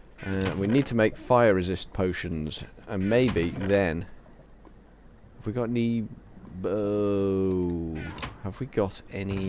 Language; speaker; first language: English; native; English